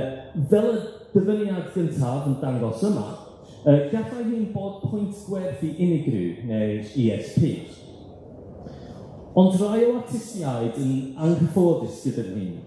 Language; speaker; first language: Welsh; non-native, fluent; English